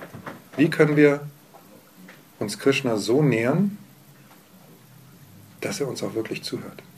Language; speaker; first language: German; native; German